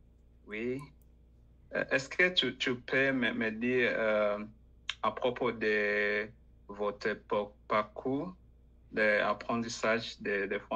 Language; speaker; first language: French; non-native, learner; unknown